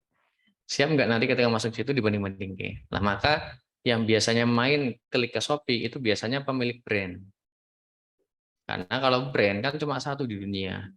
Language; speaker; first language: Indonesian; native; Indonesian